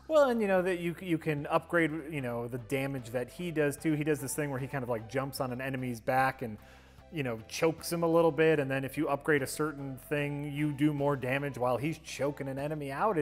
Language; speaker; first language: English; native; English